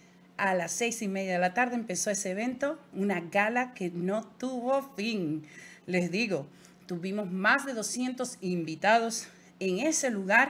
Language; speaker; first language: Spanish; native; Spanish